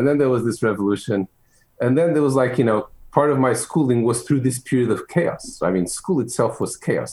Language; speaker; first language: English; non-native, fluent; Portuguese